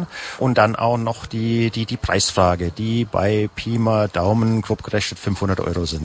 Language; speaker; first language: German; native; German